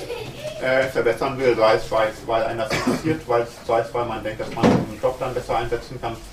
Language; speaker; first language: German; native; German